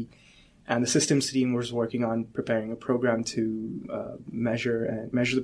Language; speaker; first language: English; non-native, local second language; Hindi